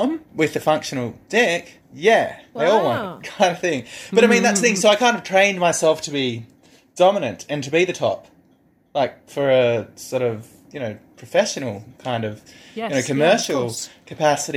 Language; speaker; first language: English; native; English